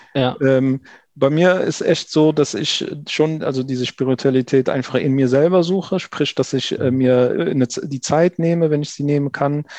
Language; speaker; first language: German; early bilingual, other home language; Arabic